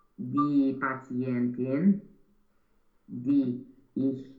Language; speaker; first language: German; non-native, learner; Romanian